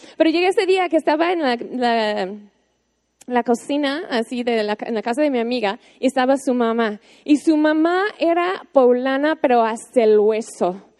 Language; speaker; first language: Spanish; non-native, fluent; English